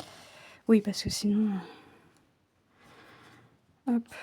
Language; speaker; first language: French; native; French